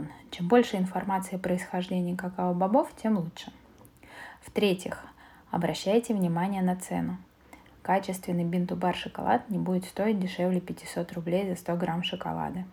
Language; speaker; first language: Russian; native; Russian